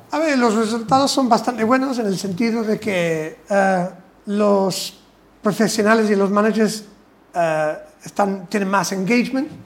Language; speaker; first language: Spanish; non-native, fluent; English